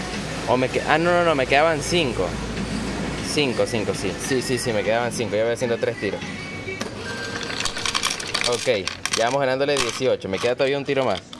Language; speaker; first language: Spanish; native; Spanish